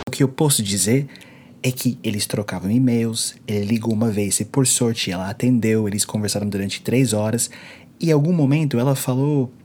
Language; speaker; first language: Portuguese; non-native, fluent; English